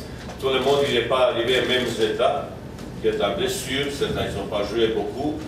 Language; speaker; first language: French; non-native, fluent; Bosnian